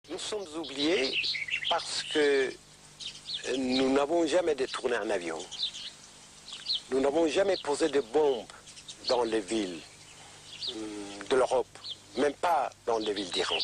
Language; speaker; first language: French; non-native, fluent; Kurdish